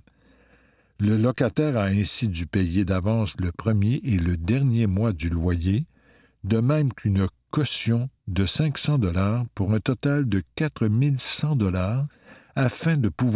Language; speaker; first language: French; native; French